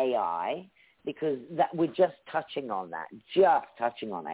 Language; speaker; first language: English; native; English